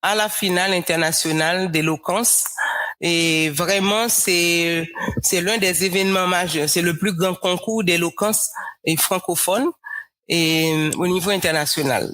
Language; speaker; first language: French; non-native, local second language; Haitian Creole